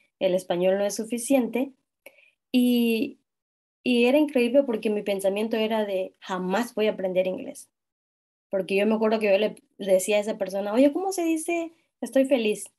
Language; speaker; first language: Spanish; non-native, local second language; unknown